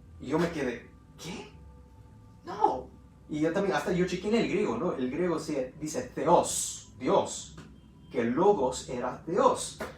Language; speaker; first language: Spanish; early bilingual, heritage; Spanish